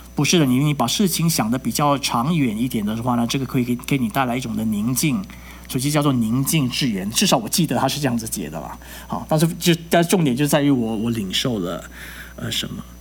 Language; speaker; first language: Chinese; non-native, local second language; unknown